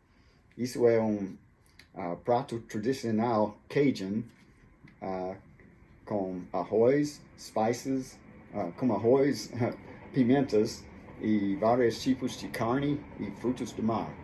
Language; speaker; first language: Portuguese; non-native, fluent; English